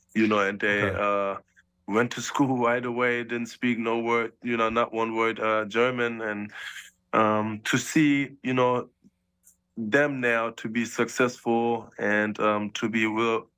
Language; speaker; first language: English; early bilingual, other home language; German